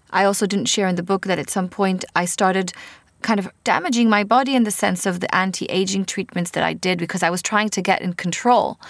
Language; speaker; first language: English; non-native, fluent; Hebrew